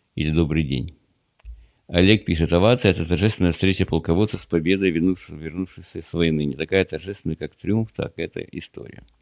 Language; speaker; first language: Russian; native; Russian